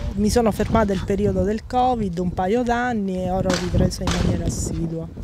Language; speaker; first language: Italian; native; Italian